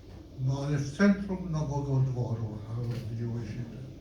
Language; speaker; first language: Polish; non-native, local second language; Yiddish